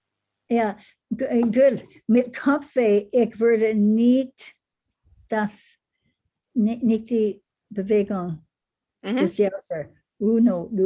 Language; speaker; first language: German; non-native, learner; English